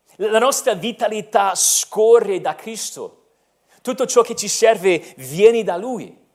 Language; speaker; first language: Italian; non-native, fluent; English